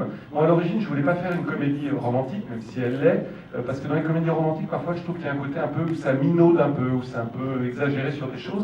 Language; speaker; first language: French; native; French